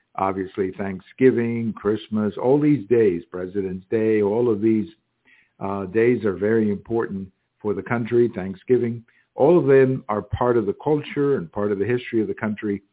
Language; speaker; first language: English; early bilingual, other home language; Spanish